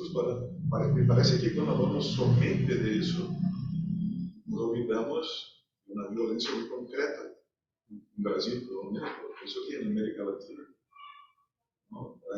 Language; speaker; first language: Spanish; non-native, fluent; Portuguese